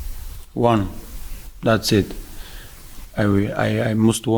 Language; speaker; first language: English; non-native, learner; French